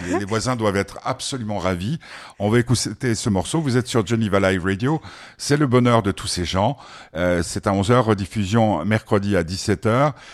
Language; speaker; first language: French; native; French